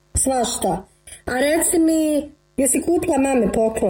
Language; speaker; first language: Croatian; native; Croatian